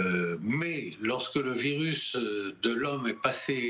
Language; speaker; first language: French; native; French